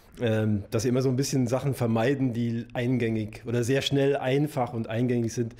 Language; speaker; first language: German; native; German